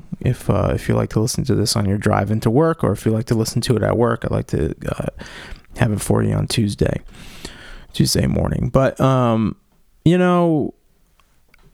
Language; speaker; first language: English; native; English